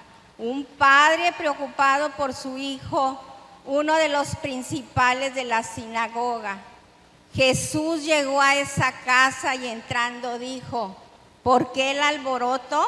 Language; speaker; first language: Spanish; native; Spanish